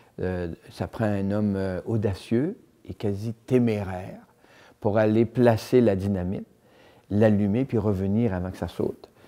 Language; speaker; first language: French; native; French